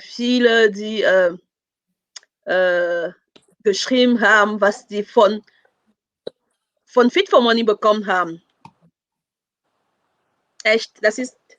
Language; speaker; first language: German; non-native, fluent; French